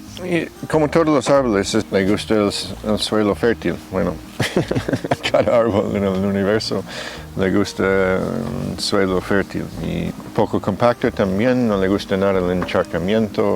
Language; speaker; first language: Spanish; non-native, fluent; English